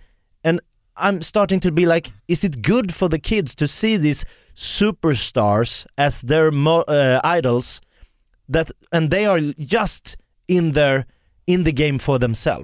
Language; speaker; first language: English; non-native, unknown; Swedish